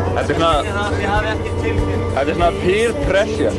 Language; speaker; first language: Icelandic; native; Icelandic